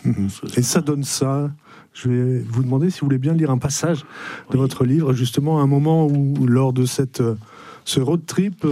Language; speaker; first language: French; native; French